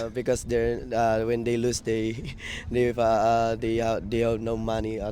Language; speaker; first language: English; non-native, local second language; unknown